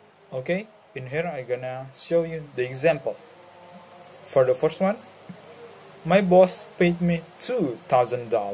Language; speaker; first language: English; non-native, learner; Indonesian